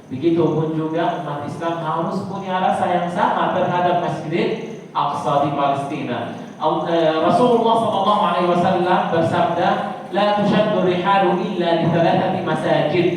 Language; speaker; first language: Indonesian; non-native, fluent; Arabic